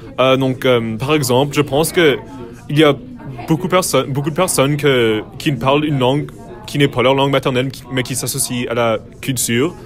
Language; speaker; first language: French; non-native, fluent; English